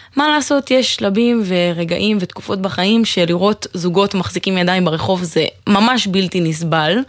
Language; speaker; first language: Hebrew; native; Hebrew